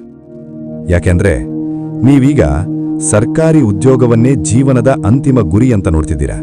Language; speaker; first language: Kannada; native; Kannada